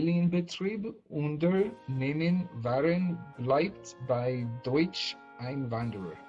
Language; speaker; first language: German; non-native, learner; English